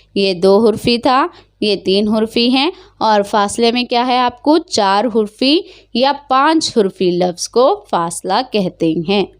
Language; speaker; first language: Urdu; native; Urdu